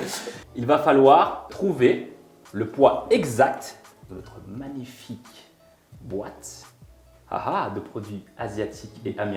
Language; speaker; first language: French; native; French